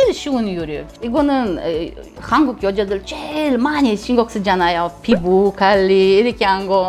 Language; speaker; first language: Korean; non-native, learner; Russian